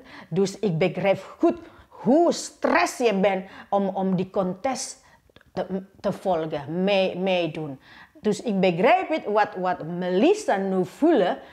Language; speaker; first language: Dutch; non-native, learner; Indonesian